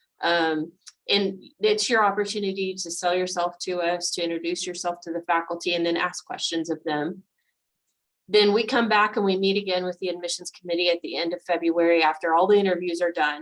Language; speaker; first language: English; native; English